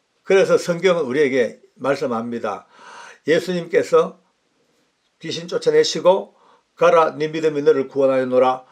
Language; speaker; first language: Korean; native; Korean